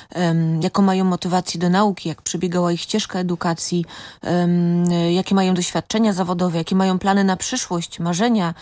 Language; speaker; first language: Polish; native; Polish